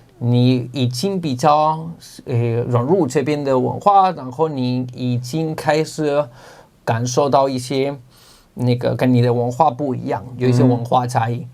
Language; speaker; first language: Chinese; non-native, fluent; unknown